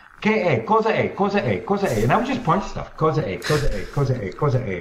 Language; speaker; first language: Italian; non-native, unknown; English